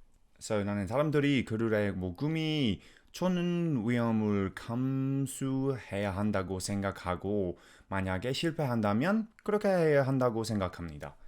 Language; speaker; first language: Korean; non-native, fluent; English